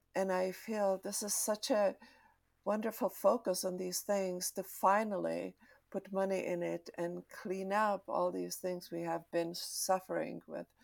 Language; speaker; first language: English; non-native, fluent; Czech